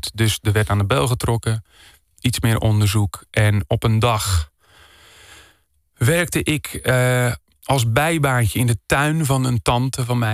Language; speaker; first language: Dutch; native; Dutch